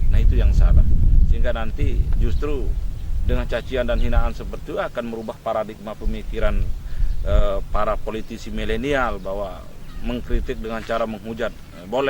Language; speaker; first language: Indonesian; non-native, local second language; Sasak